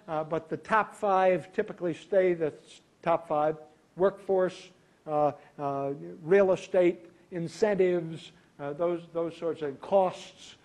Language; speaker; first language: English; native; English